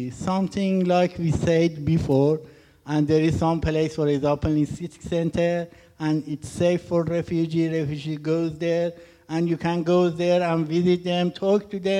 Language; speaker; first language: English; non-native, learner; Persian